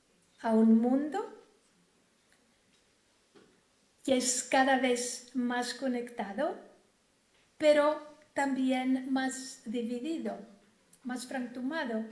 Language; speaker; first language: Spanish; non-native, fluent; Greek